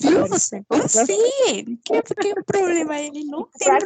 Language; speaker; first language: Portuguese; non-native, fluent; Spanish